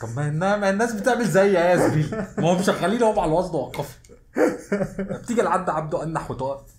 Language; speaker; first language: Arabic; native; Arabic